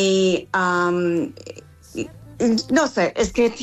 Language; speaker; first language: Spanish; non-native, learner; English